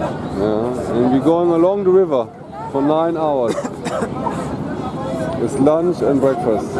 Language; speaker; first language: English; non-native, fluent; German